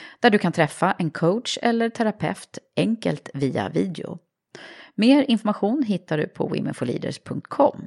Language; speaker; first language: Swedish; native; Swedish